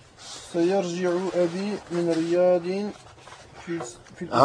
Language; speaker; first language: Arabic; non-native, learner; French